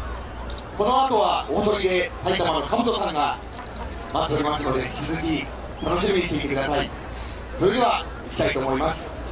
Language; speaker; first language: Japanese; native; Japanese